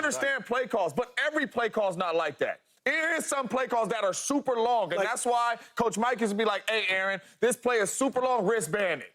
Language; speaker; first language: English; native; English